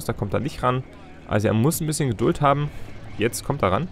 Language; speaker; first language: German; native; German